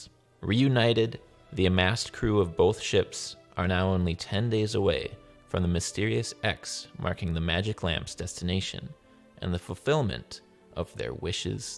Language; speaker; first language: English; native; English